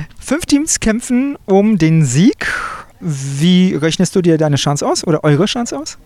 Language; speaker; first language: German; native; German